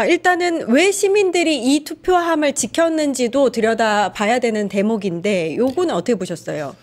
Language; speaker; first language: Korean; native; Korean